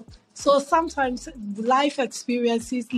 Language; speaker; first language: English; non-native, local second language; Akan